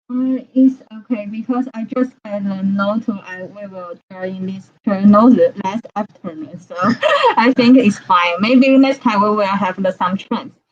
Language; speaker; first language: English; non-native, learner; Chinese